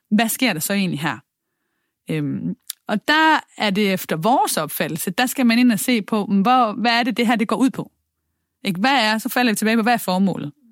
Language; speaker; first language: Danish; native; Danish